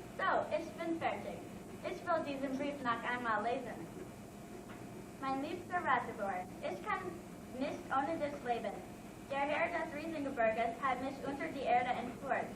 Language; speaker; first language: German; non-native, learner; English